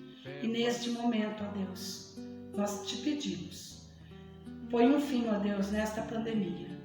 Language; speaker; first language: Portuguese; native; Portuguese